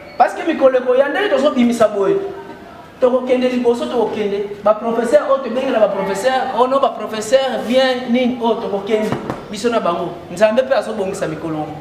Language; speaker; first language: Lingala; non-native, local second language; Kongo